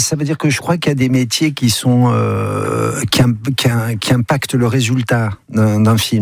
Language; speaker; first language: French; native; French